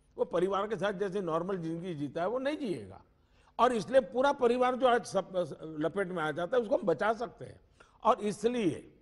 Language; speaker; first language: Hindi; non-native, local second language; Gujarati